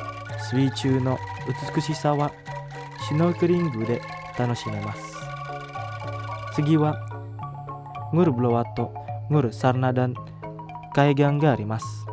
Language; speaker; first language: Japanese; non-native, fluent; Indonesian